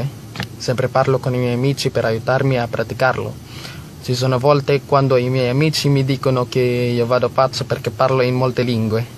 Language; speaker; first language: Italian; non-native, learner; Filipino